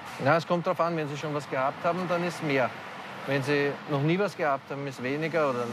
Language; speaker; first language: German; native; German